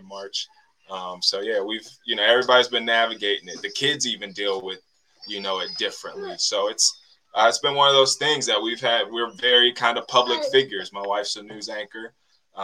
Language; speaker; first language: English; native; English